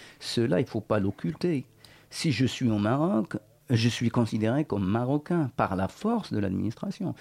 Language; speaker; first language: French; non-native, local second language; Berber languages